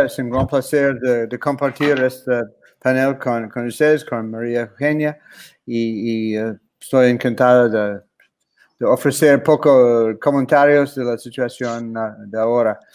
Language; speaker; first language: Spanish; non-native, fluent; English